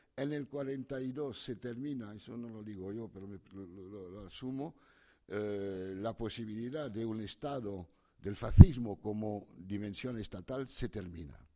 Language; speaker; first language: Spanish; non-native, fluent; French